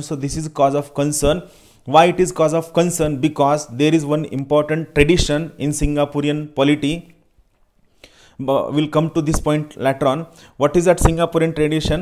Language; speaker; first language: English; non-native, local second language; Marathi